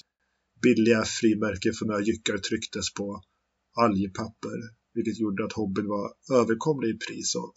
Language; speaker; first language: Swedish; native; Swedish